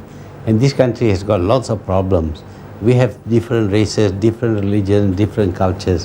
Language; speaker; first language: English; non-native, local second language; Malay